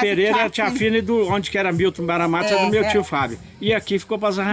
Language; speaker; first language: Portuguese; native; Portuguese